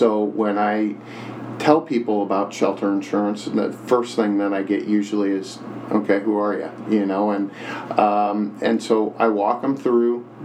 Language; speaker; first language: English; native; English